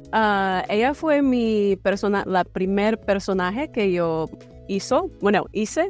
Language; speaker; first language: Spanish; early bilingual, other home language; English